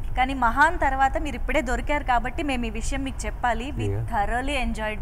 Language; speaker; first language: Telugu; native; Telugu